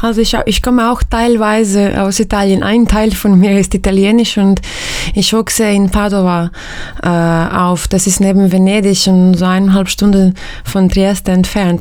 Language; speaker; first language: German; non-native, fluent; Italian